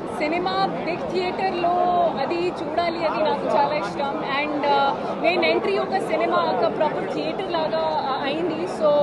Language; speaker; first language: Telugu; non-native, learner; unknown